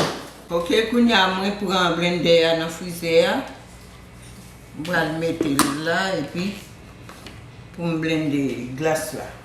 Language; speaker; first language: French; non-native, local second language; Haitian Creole